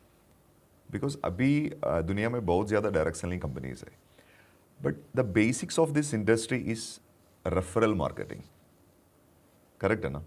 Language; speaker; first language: Hindi; non-native, local second language; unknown